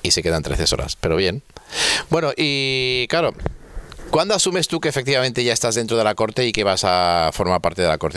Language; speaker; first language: Spanish; native; Spanish